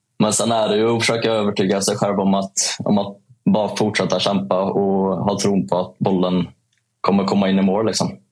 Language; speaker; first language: Swedish; native; Swedish